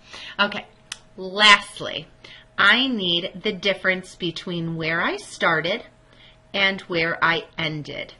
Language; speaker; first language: English; native; English